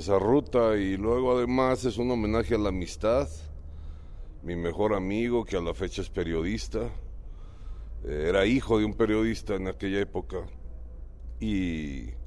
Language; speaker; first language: Spanish; early bilingual, heritage; English